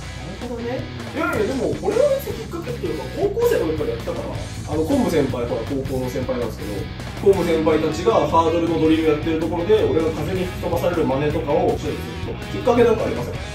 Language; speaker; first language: Japanese; native; Japanese